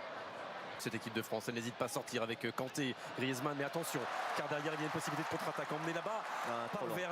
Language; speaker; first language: French; native; French